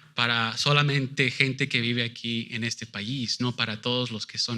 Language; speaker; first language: Spanish; early bilingual, other home language; English